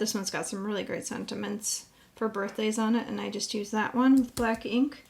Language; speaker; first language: English; native; English